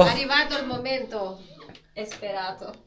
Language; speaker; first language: Italian; non-native, fluent; Spanish